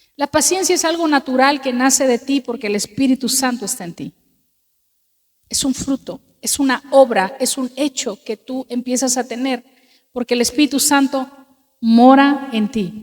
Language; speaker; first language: Spanish; native; Spanish